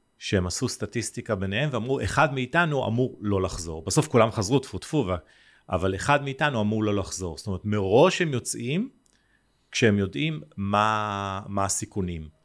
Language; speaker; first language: Hebrew; native; Hebrew